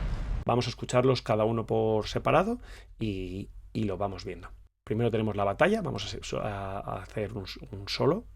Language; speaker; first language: Spanish; native; Spanish